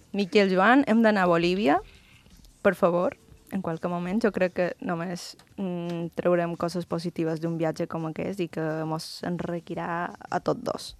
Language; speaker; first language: Catalan; early bilingual, other home language; Spanish